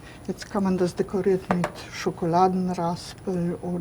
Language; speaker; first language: German; non-native, fluent; Polish